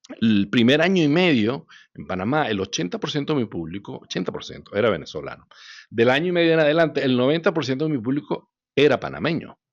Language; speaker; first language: Spanish; early bilingual, other home language; Hebrew